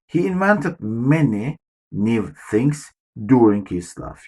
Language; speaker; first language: English; non-native, fluent; Turkish